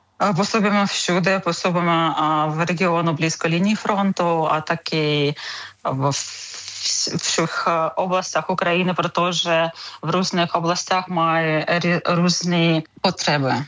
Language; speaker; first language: Czech; non-native, learner; Ukrainian